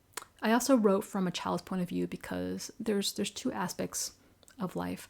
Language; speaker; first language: English; native; English